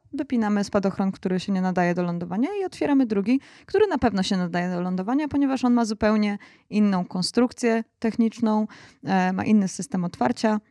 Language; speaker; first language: Polish; native; Polish